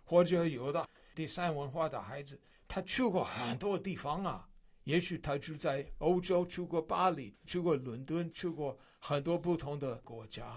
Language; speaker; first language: Chinese; non-native, fluent; English